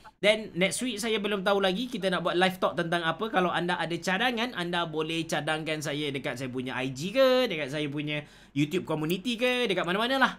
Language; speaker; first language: Malay; native; Malay